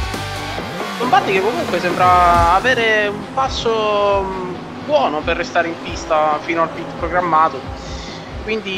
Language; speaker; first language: Italian; native; Italian